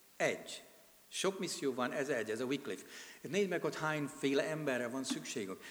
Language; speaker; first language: Hungarian; non-native, fluent; English